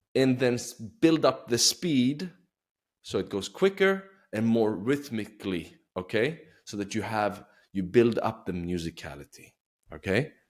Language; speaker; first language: English; non-native, fluent; Swedish